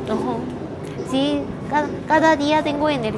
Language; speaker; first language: Spanish; non-native, learner; Korean